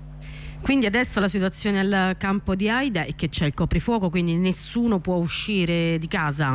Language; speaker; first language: Italian; native; Italian